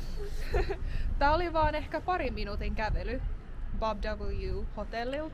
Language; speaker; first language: Finnish; native; Finnish